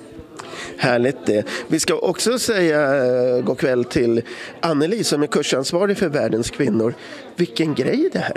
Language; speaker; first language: Swedish; native; Swedish